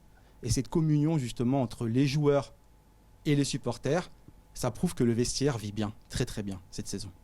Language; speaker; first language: French; native; French